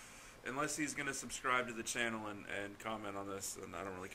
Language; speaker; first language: English; native; English